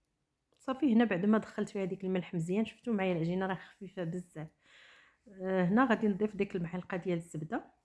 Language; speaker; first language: Arabic; native; Arabic